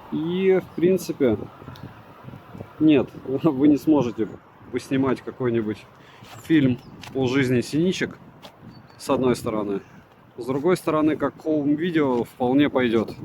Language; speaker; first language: Russian; native; Russian